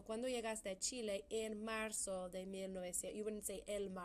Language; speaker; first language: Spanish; non-native, fluent; English